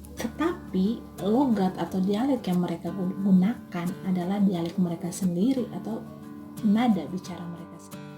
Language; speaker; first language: Indonesian; native; Indonesian